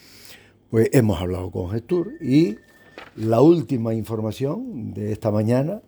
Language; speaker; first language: Spanish; native; Spanish